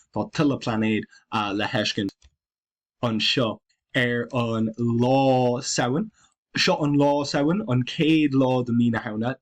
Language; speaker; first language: Irish; non-native, local second language; English